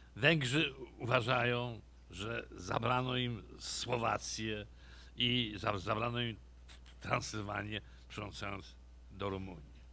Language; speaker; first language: Polish; native; Polish